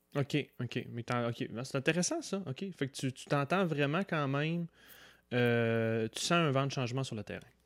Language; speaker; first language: French; native; French